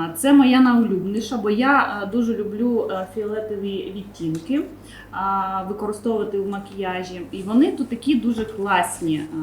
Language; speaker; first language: Ukrainian; non-native, local second language; Russian